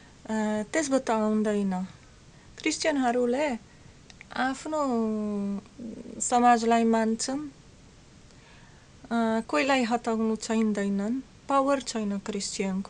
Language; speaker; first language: Nepali; non-native, learner; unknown